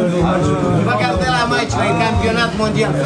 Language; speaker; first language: French; non-native, learner; Romanian